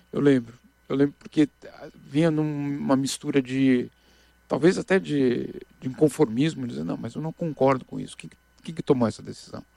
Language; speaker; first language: Portuguese; native; Portuguese